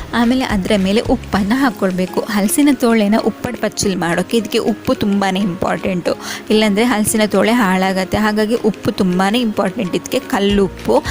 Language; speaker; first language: Kannada; non-native, local second language; Tulu